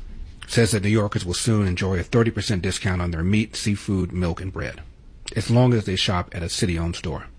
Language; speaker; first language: English; native; English